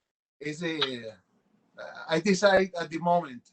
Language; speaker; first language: English; non-native, local second language; Spanish